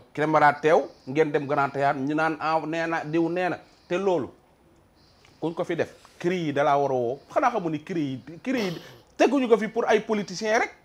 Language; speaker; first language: Wolof; native; Wolof